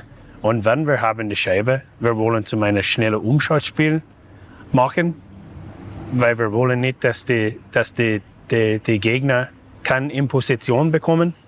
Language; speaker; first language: German; non-native, learner; English